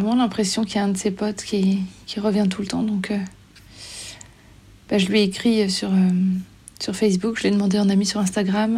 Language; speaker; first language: French; native; French